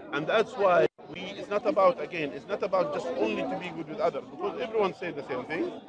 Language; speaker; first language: English; non-native, fluent; Arabic